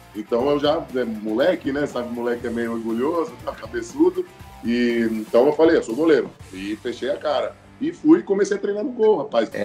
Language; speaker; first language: Portuguese; early bilingual, heritage; Portuguese